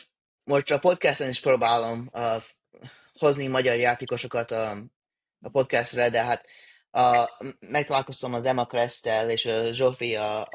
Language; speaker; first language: Hungarian; early bilingual, heritage; English